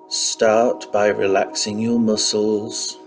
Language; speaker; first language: English; native; English